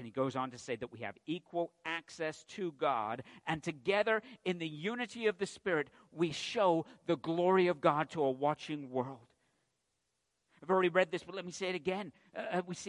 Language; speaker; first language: English; native; English